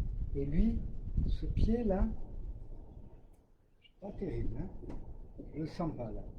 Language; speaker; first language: French; native; French